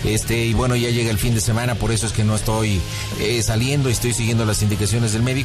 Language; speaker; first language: Spanish; native; Spanish